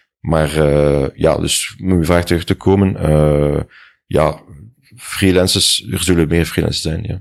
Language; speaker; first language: Dutch; non-native, local second language; French